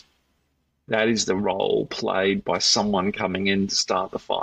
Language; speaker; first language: English; native; English